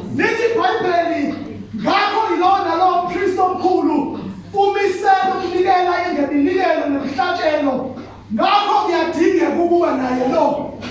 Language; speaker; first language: Zulu; native; Zulu